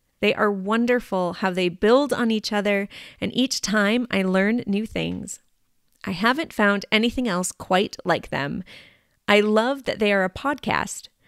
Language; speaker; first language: English; native; English